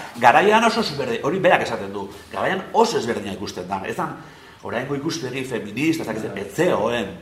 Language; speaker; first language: Basque; non-native, local second language; Spanish